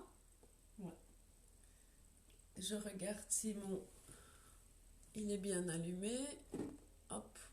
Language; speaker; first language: French; native; French